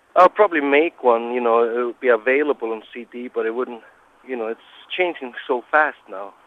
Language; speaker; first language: English; non-native, fluent; Icelandic